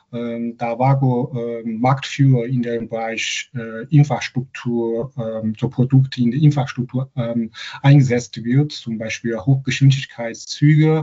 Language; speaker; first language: German; non-native, fluent; Chinese